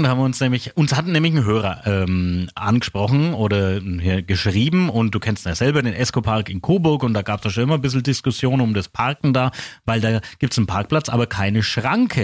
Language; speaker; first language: German; native; German